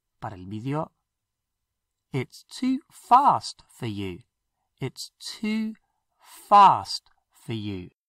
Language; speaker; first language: English; non-native, fluent; Spanish